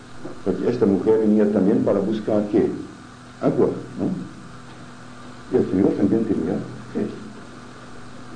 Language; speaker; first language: Spanish; non-native, fluent; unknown